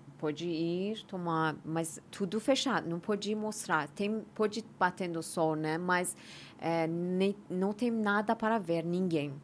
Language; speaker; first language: Portuguese; non-native, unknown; Persian